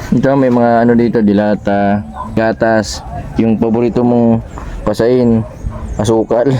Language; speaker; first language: Filipino; native; Filipino